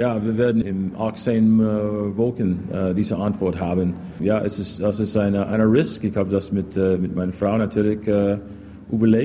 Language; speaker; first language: German; non-native, learner; English